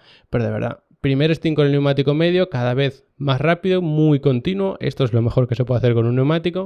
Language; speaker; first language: Spanish; native; Spanish